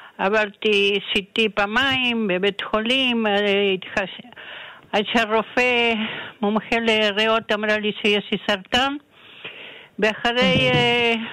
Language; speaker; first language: Hebrew; non-native, fluent; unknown